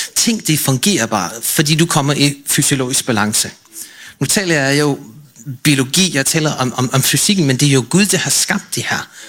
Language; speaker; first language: Danish; non-native, fluent; English